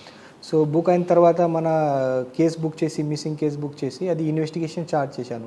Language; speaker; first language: Telugu; non-native, learner; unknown